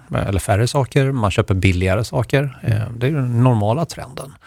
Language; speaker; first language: Swedish; native; Swedish